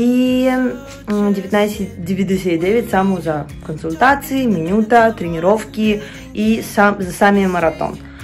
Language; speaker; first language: Bulgarian; non-native, fluent; Russian